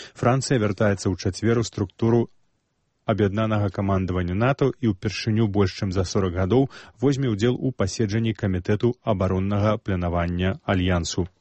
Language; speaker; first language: Belarusian; native; Belarusian